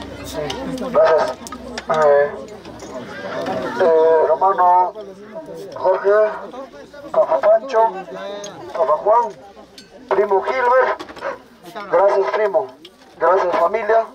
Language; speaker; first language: Spanish; native; Spanish